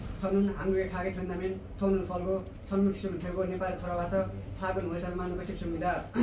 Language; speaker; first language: Korean; non-native, learner; Nepali